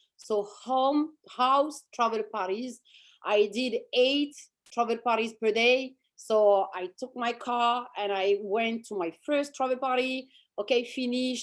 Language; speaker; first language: English; non-native, fluent; French